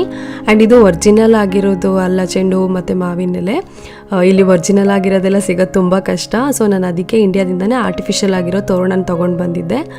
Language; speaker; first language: Kannada; native; Kannada